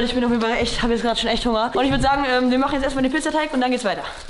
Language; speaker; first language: German; native; German